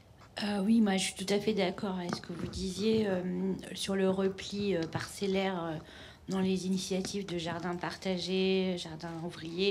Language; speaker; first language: French; native; French